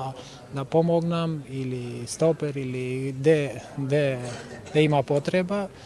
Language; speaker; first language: Macedonian; non-native, local second language; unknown